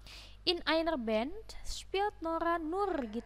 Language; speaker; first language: German; non-native, learner; Indonesian